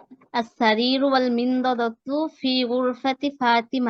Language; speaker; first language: Arabic; non-native, learner; Bangla